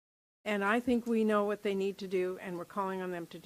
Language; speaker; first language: English; native; English